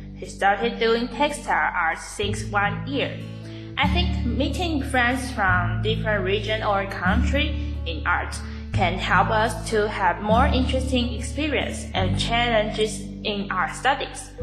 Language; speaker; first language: English; non-native, learner; Chinese